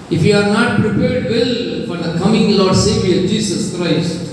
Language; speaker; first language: English; non-native, local second language; Telugu